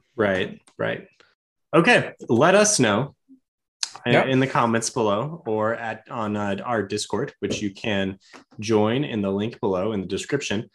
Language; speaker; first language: English; native; English